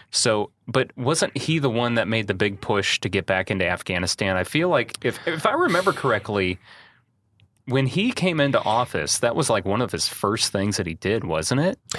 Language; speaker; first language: English; native; English